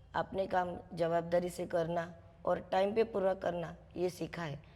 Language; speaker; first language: Hindi; non-native, local second language; Marathi